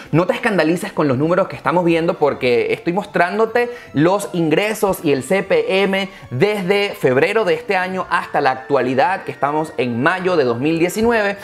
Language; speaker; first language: Spanish; native; Spanish